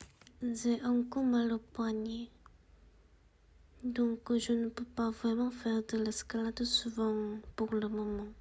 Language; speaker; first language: French; non-native, fluent; Korean